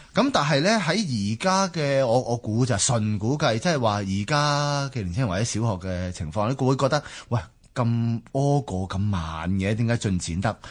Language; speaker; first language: Cantonese; native; Cantonese